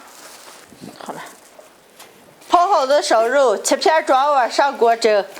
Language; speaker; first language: Chinese; native; Chinese